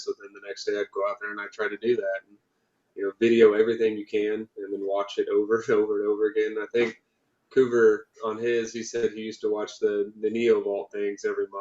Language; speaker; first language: English; native; English